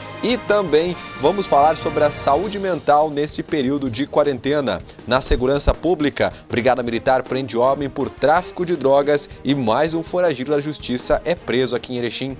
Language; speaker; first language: Portuguese; native; Portuguese